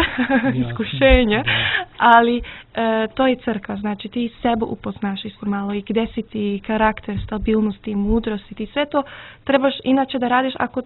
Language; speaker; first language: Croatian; early bilingual, heritage; Serbian